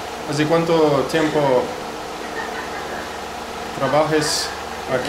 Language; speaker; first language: Spanish; non-native, learner; English